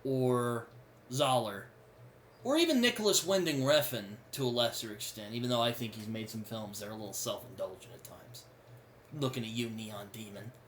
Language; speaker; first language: English; native; English